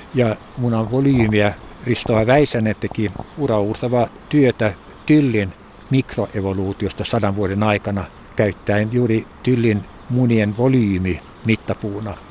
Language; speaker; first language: Finnish; non-native, local second language; Swedish